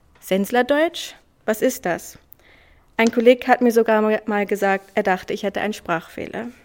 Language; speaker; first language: German; early bilingual, other home language; Swiss German